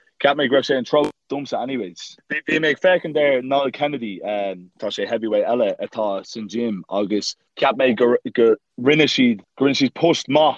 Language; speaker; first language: Irish; non-native, local second language; English